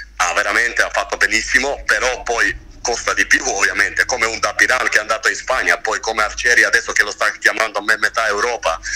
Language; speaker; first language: Italian; non-native, fluent; Croatian